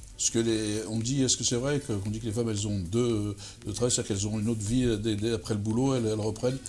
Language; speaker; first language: French; native; French